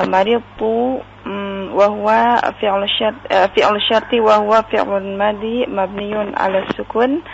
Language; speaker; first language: Arabic; non-native, learner; Indonesian